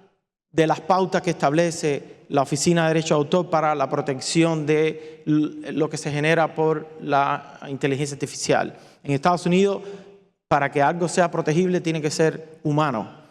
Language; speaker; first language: Spanish; native; Spanish